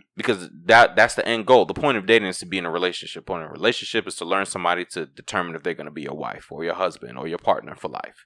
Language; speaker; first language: English; native; English